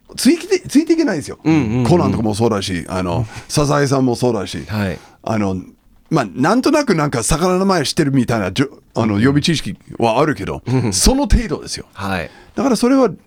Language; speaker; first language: Japanese; non-native, fluent; English